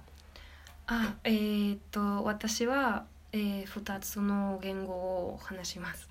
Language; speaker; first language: Japanese; non-native, learner; Spanish